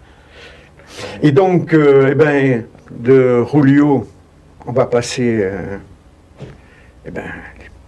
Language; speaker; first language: French; native; French